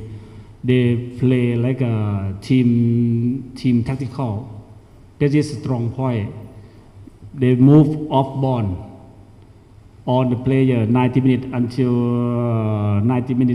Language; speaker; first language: English; non-native, learner; Thai